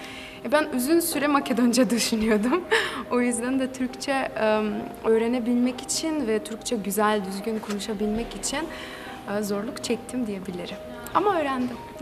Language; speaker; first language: Turkish; non-native, fluent; Macedonian